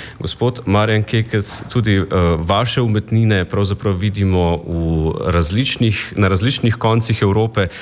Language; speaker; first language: Slovenian; native; Slovenian